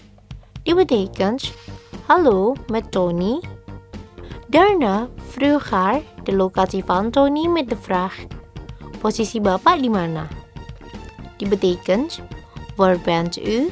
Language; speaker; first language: Dutch; non-native, learner; Indonesian